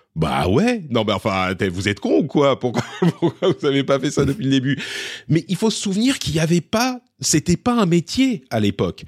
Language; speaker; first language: French; native; French